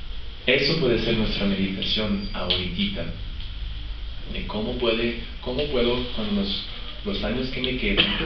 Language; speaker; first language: Spanish; non-native, fluent; French